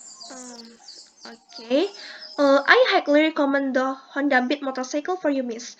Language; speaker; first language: English; non-native, learner; Indonesian